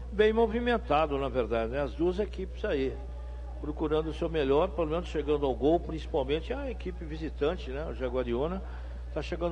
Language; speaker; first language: Portuguese; native; Portuguese